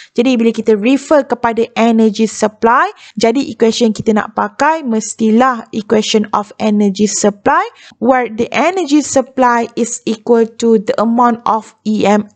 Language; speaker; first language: English; non-native, local second language; Malay